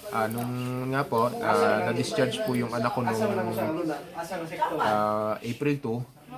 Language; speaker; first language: Filipino; native; Filipino